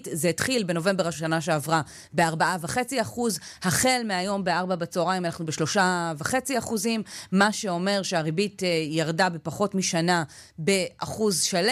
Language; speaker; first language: Hebrew; native; Hebrew